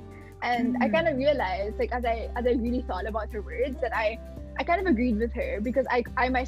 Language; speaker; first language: English; non-native, local second language; Filipino